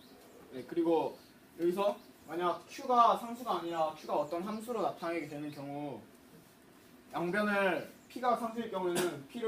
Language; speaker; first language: Korean; native; Korean